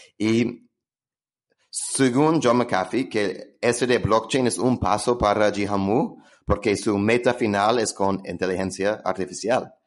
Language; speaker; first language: Spanish; non-native, fluent; English